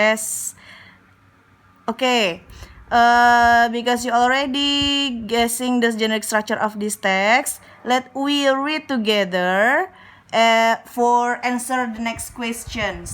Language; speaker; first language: English; non-native, learner; Indonesian